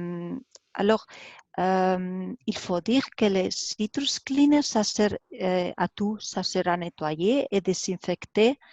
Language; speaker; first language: French; non-native, learner; Spanish